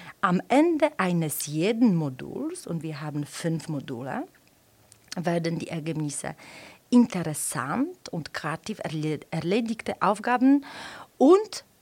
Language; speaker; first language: German; non-native, fluent; Polish